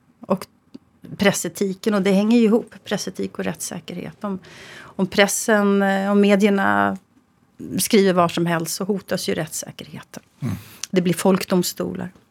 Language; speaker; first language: Swedish; native; Swedish